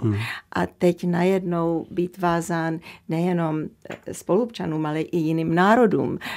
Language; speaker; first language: Czech; early bilingual, heritage; Czech